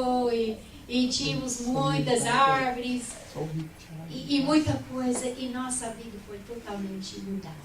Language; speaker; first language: Portuguese; non-native, fluent; English